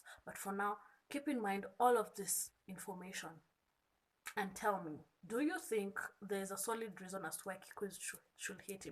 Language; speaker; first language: English; non-native, local second language; Kikuyu